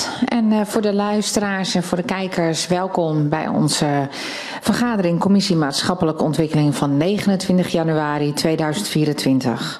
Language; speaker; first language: Dutch; native; Dutch